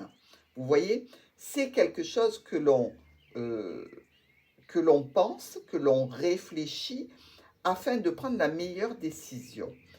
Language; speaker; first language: French; native; French